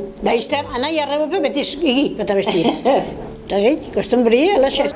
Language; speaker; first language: Basque; native; Basque